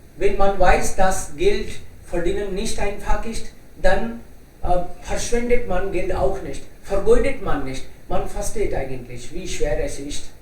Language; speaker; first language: German; non-native, learner; Hindi